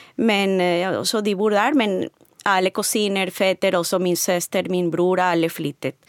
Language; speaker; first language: Norwegian; non-native, learner; Spanish